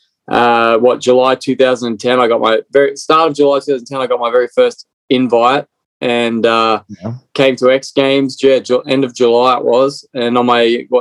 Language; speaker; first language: English; native; English